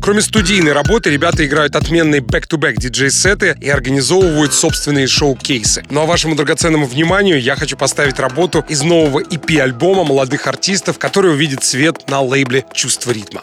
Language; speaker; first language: Russian; native; Russian